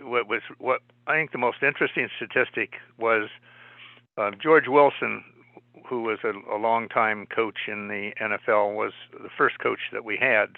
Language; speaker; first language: English; native; English